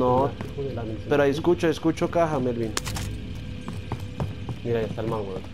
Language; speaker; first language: Spanish; native; Spanish